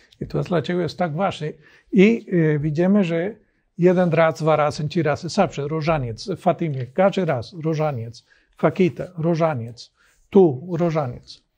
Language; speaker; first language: Polish; non-native, learner; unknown